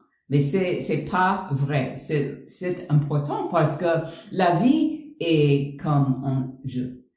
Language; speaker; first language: French; non-native, learner; English